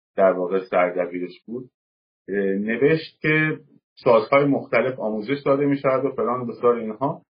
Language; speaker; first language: Persian; native; Persian